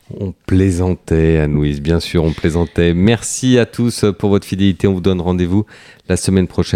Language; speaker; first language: French; native; French